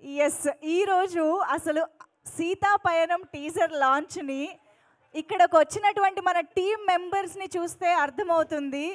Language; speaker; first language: Telugu; native; Telugu